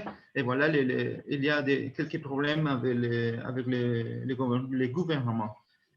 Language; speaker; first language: French; non-native, learner; Spanish